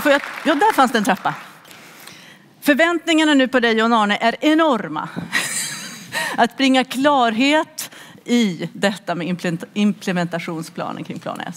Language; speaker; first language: Swedish; native; Swedish